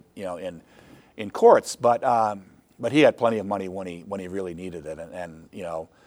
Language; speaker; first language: English; native; English